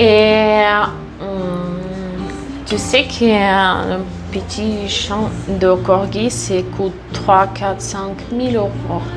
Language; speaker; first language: French; non-native, fluent; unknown